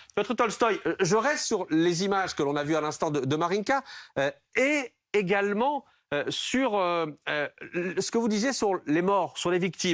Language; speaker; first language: French; native; French